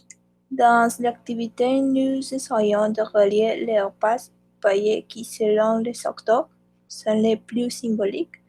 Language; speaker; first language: French; non-native, learner; Spanish